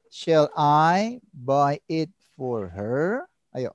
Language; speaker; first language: English; non-native, learner; Indonesian